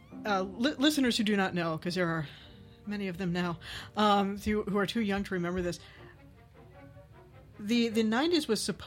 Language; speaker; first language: English; native; English